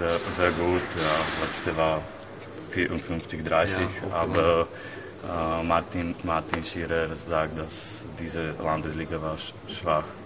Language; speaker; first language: German; non-native, learner; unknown